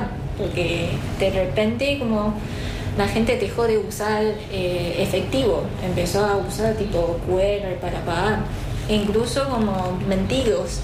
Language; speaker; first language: Spanish; non-native, fluent; Chinese